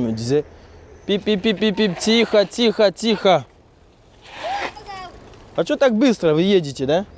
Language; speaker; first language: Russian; non-native, fluent; French